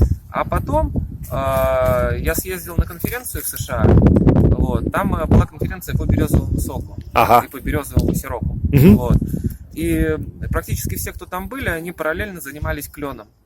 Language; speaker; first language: Russian; native; Russian